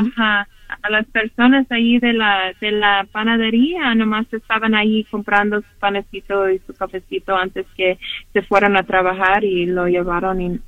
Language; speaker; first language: Spanish; early bilingual, heritage; Spanish